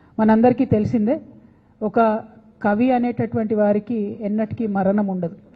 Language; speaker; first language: Telugu; native; Telugu